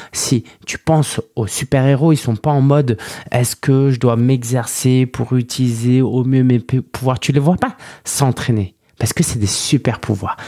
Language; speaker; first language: French; early bilingual, other home language; Chinese